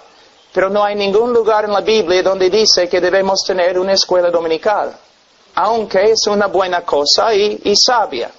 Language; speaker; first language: Spanish; non-native, fluent; English